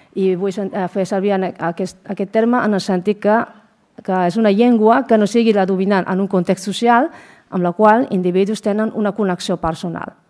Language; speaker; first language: Catalan; non-native, fluent; Japanese